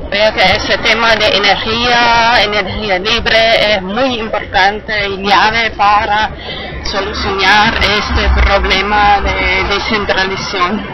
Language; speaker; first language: Spanish; non-native, fluent; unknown